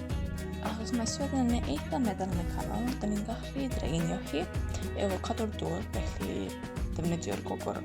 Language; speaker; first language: Welsh; non-native, learner; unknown